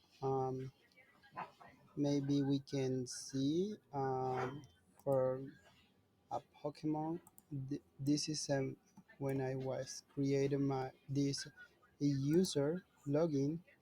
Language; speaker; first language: English; non-native, learner; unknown